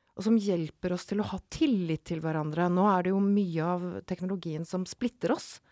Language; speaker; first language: Norwegian; native; Norwegian